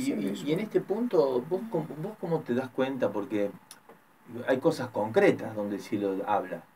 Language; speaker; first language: Spanish; native; Spanish